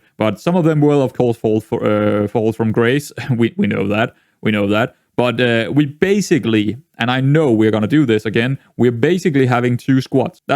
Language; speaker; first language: English; non-native, fluent; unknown